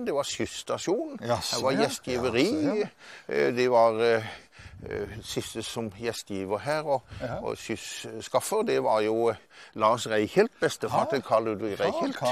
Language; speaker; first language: Norwegian; native; Norwegian